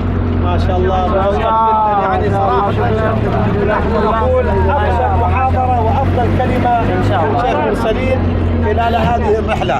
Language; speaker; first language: Arabic; non-native, fluent; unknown